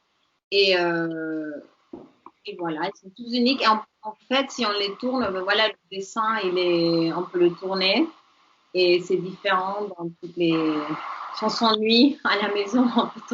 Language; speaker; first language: French; non-native, fluent; Spanish